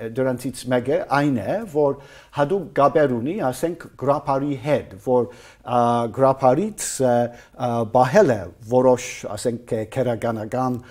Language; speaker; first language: Armenian; non-native, fluent; English